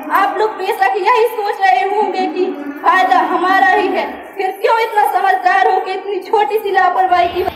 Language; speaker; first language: Hindi; native; Hindi